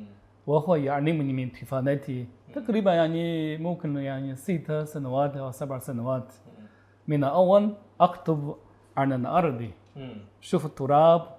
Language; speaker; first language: Arabic; non-native, learner; Chinese